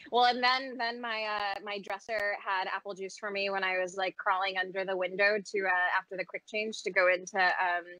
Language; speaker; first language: English; native; English